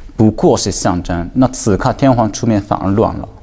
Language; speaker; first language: Chinese; non-native, fluent; Japanese